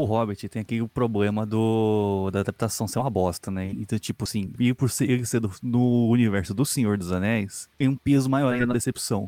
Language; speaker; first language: Portuguese; native; Portuguese